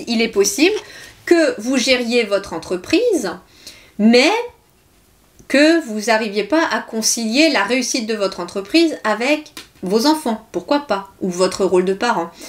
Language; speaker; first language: French; native; French